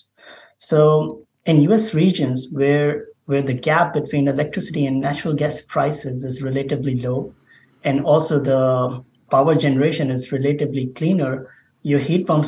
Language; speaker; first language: English; non-native, local second language; Urdu